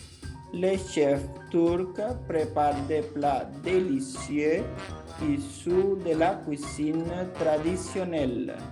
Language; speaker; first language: French; non-native, fluent; Portuguese